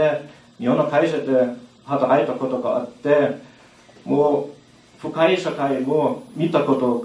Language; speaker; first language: Japanese; non-native, learner; German